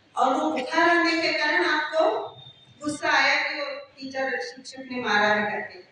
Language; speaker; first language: Hindi; non-native, local second language; Marathi